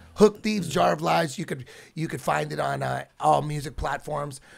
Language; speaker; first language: English; native; English